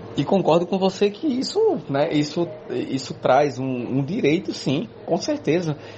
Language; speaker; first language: Portuguese; native; Portuguese